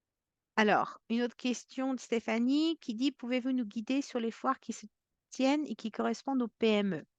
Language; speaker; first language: French; native; French